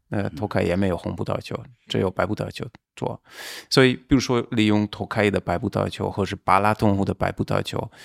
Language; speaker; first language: Chinese; non-native, fluent; Hungarian